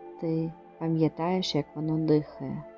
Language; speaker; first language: Ukrainian; native; Ukrainian